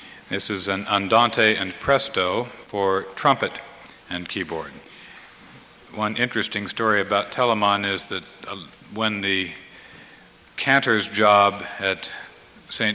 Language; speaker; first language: English; native; English